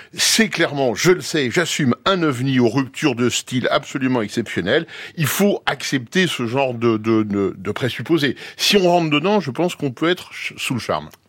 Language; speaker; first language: French; native; French